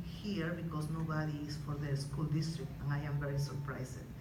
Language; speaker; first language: English; non-native, fluent; Spanish